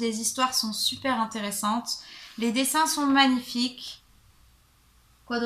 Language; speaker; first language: French; native; French